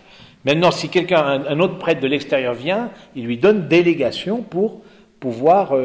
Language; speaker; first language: French; native; French